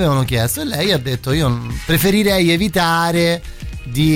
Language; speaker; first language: Italian; native; Italian